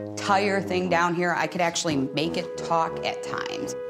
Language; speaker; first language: English; native; English